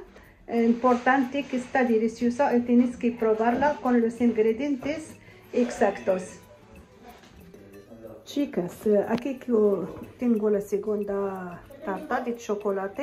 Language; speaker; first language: Spanish; non-native, fluent; Arabic